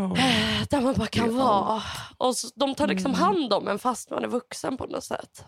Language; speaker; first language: Swedish; native; Swedish